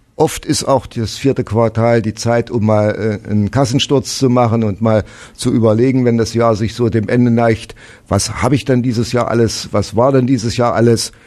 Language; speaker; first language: German; native; German